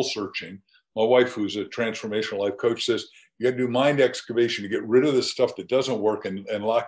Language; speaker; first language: English; native; English